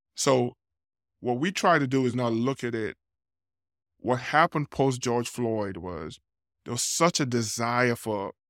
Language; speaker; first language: English; non-native, local second language; Yoruba